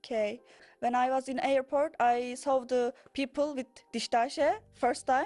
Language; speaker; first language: English; non-native, learner; Turkish